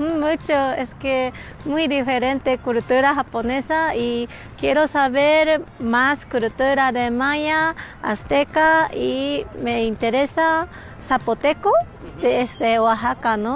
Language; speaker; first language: Spanish; non-native, learner; Japanese